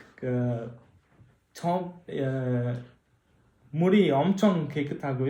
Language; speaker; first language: Korean; non-native, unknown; Uzbek